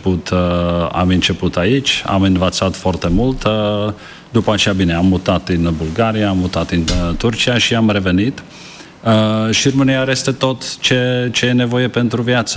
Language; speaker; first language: Romanian; non-native, fluent; Czech